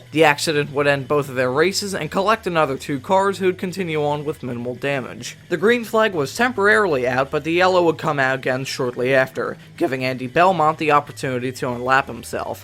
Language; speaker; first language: English; native; English